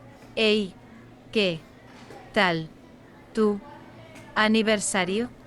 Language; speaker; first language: Spanish; non-native, learner; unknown